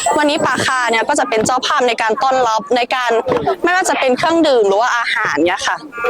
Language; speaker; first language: Thai; non-native, local second language; Lahu